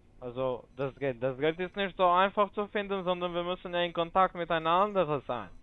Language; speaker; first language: German; non-native, fluent; Albanian